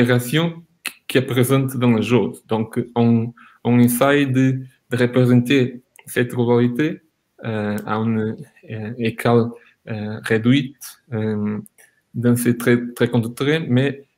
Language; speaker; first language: French; non-native, fluent; Portuguese